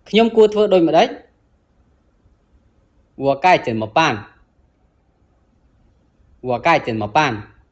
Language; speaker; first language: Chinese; non-native, learner; Khmer